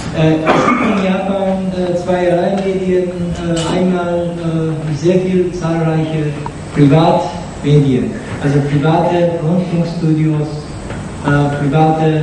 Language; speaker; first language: German; non-native, fluent; Japanese